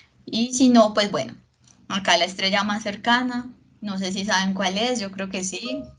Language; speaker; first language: Spanish; native; Spanish